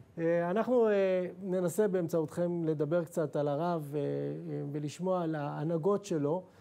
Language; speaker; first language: Hebrew; native; Hebrew